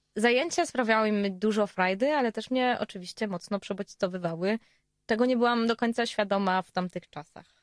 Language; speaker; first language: Polish; native; Polish